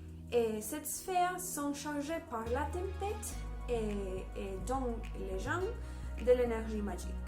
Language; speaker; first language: French; non-native, learner; Spanish